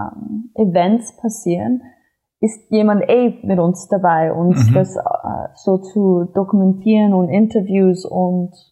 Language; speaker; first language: German; non-native, fluent; English